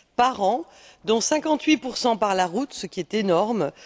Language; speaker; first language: French; native; French